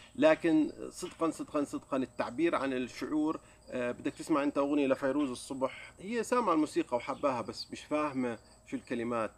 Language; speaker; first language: Arabic; native; Arabic